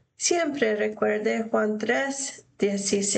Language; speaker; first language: Spanish; non-native, fluent; English